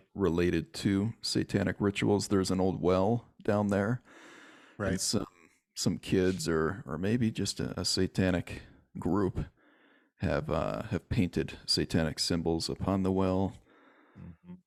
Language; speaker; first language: English; native; English